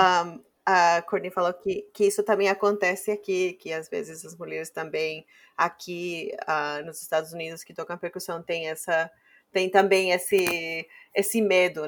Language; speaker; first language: Portuguese; non-native, fluent; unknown